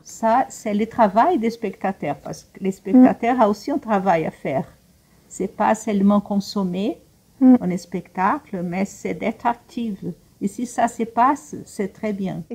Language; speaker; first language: French; non-native, fluent; Portuguese